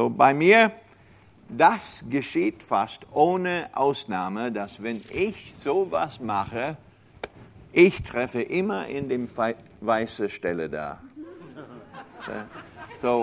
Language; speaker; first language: German; non-native, fluent; English